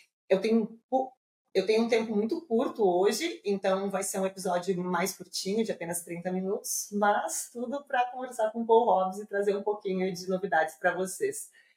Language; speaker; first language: Portuguese; native; Portuguese